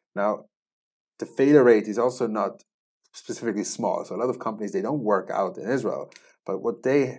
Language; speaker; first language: English; non-native, fluent; Swiss German